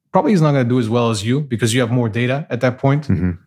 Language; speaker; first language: English; non-native, fluent; Portuguese